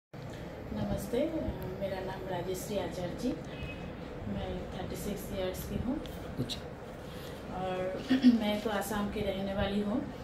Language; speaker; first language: Hindi; non-native, local second language; Assamese